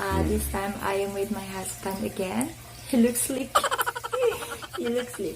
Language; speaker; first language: English; non-native, local second language; Filipino